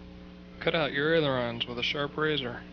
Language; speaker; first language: English; native; English